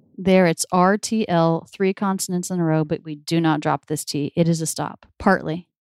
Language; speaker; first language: English; native; English